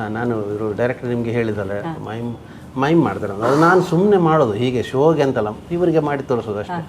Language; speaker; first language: Kannada; non-native, local second language; Tulu